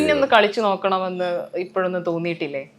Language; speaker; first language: Malayalam; native; Malayalam